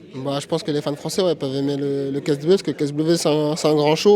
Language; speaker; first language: French; native; French